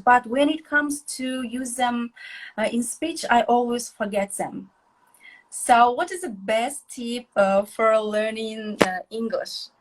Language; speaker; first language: English; non-native, fluent; Kazakh